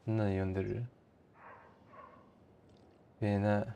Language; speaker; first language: Japanese; non-native, learner; English